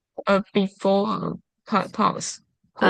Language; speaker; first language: English; non-native, learner; Chinese